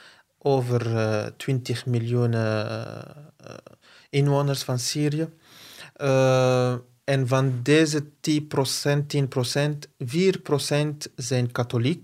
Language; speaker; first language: Dutch; non-native, fluent; Arabic